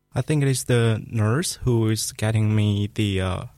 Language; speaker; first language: English; non-native, fluent; Chinese